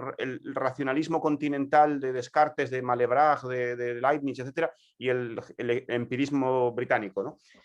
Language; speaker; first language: Spanish; native; Spanish